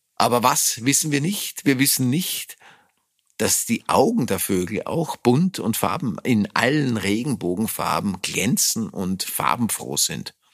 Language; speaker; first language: German; native; German